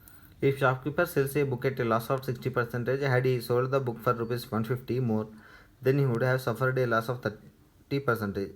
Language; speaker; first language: English; non-native, local second language; Telugu